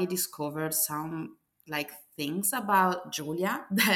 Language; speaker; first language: English; non-native, fluent; Italian